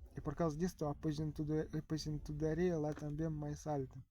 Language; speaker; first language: Portuguese; non-native, learner; Russian